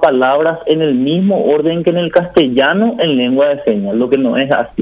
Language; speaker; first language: Spanish; native; Spanish